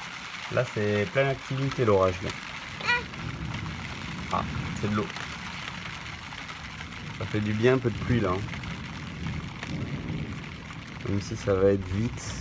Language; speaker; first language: French; native; French